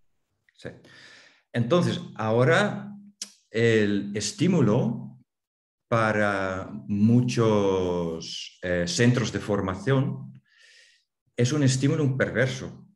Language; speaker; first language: Spanish; non-native, fluent; Dutch